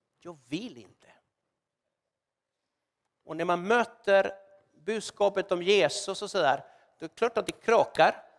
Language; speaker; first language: Swedish; non-native, fluent; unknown